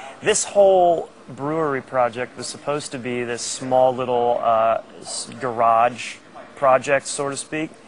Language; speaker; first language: English; native; English